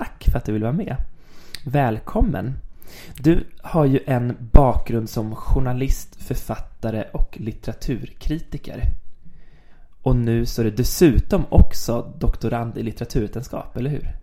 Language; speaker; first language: Swedish; native; Swedish